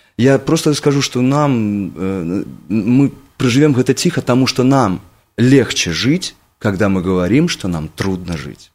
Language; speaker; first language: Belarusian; non-native, local second language; Russian